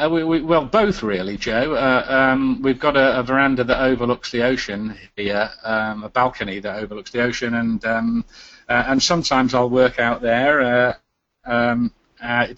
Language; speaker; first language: English; native; English